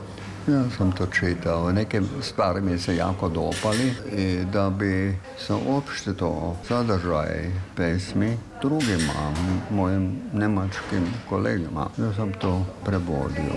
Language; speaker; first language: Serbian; non-native, fluent; German